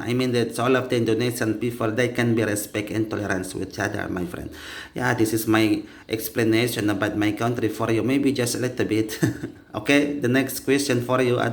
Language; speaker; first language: English; non-native, learner; Indonesian